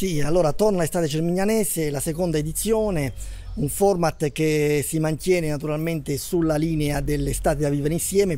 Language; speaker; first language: Italian; native; Italian